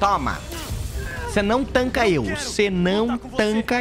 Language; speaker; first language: Portuguese; native; Portuguese